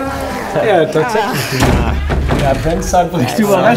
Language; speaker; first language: German; native; German